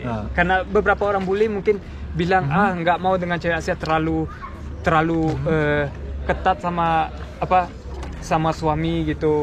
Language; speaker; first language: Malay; early bilingual, heritage; Indonesian